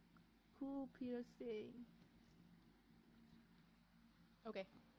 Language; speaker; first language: English; non-native, learner; Vietnamese